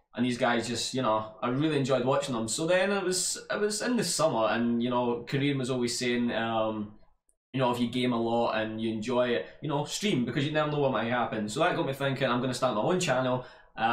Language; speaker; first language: English; native; English